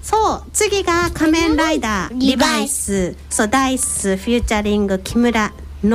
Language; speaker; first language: Japanese; native; Japanese